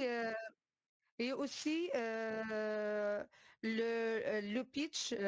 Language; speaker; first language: French; non-native, learner; Arabic